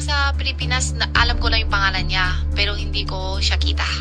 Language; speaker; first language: Filipino; non-native, learner; Chinese